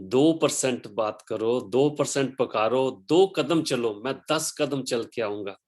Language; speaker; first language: Hindi; non-native, local second language; Punjabi